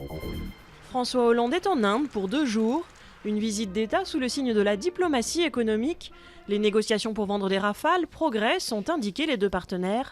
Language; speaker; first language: French; native; French